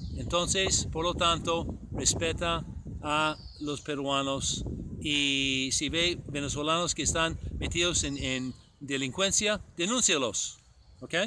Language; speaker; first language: Spanish; non-native, fluent; English